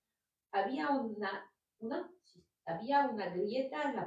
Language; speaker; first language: Spanish; non-native, learner; French